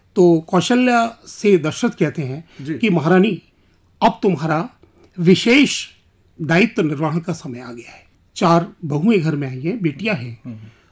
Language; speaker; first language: Hindi; native; Hindi